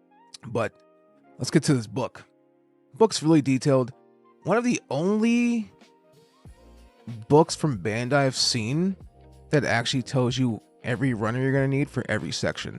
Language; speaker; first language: English; native; English